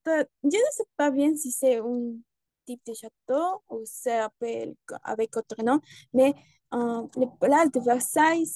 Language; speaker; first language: French; non-native, learner; Spanish